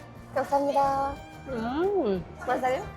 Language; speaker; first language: Korean; non-native, learner; Uzbek